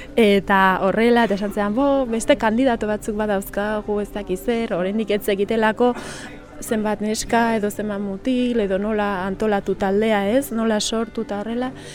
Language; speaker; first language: Basque; early bilingual, other home language; Sidamo